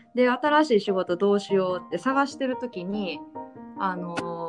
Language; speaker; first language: Japanese; native; Japanese